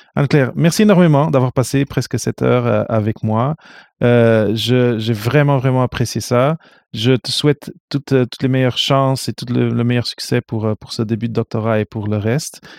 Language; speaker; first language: French; non-native, fluent; Portuguese